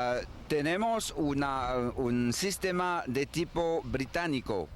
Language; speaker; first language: Spanish; non-native, learner; French